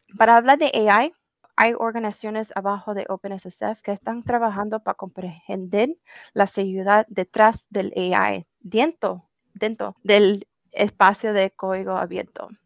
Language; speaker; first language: Spanish; early bilingual, heritage; Spanish